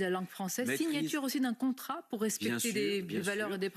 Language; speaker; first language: French; native; French